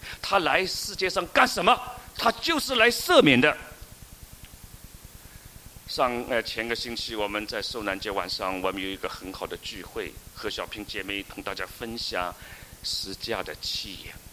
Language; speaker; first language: Chinese; native; Chinese